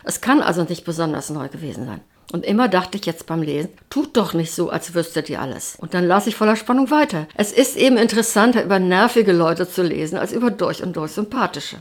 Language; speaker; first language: German; native; German